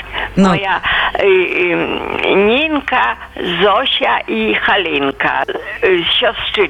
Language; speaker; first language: Polish; non-native, local second language; Belarusian